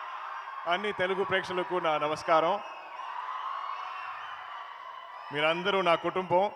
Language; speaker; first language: Telugu; non-native, learner; Malayalam